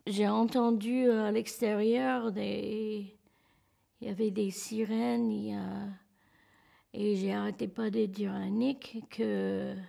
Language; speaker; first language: French; non-native, fluent; English